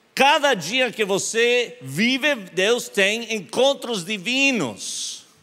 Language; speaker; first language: Portuguese; non-native, learner; English